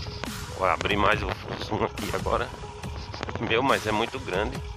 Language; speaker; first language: Portuguese; native; Portuguese